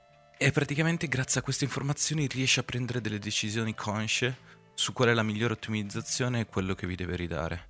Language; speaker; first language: Italian; native; Italian